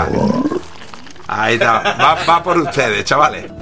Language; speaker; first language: Spanish; native; Spanish